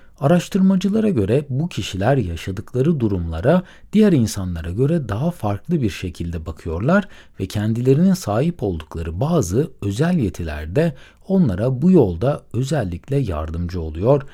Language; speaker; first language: Turkish; native; Turkish